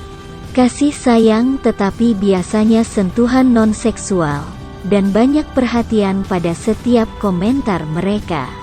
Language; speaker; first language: Indonesian; native; Indonesian